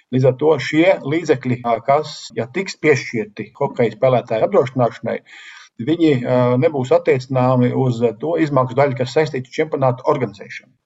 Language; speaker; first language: Latvian; native; Latvian